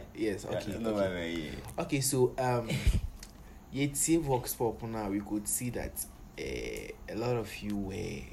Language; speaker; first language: English; non-native, local second language; Akan